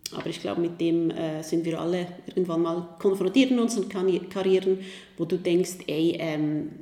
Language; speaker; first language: German; native; German